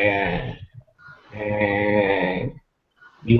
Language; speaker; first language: English; non-native, learner; Spanish